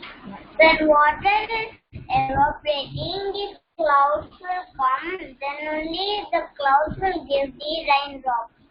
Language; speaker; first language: English; non-native, learner; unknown